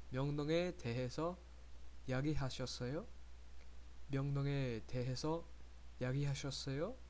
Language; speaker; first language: Korean; non-native, fluent; English